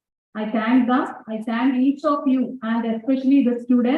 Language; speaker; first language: English; non-native, local second language; Malayalam